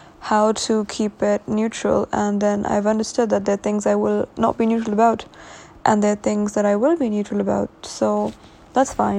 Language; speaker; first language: English; non-native, local second language; Urdu